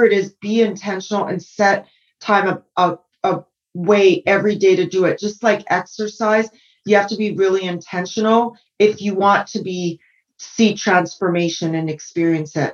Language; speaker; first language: English; native; English